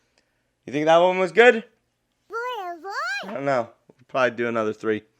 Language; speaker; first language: English; native; English